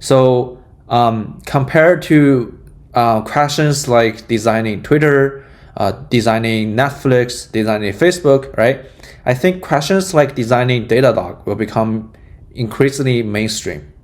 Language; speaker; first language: English; non-native, fluent; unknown